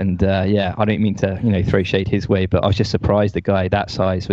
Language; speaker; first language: English; native; English